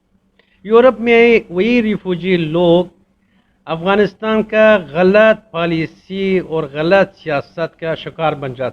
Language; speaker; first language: Hindi; non-native, fluent; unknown